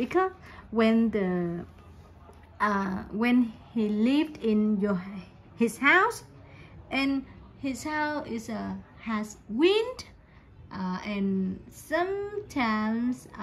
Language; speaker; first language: English; non-native, learner; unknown